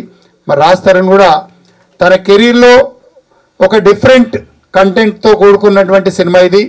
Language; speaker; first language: Telugu; native; Telugu